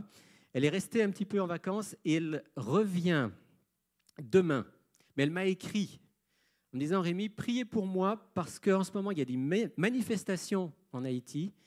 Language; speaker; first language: French; native; French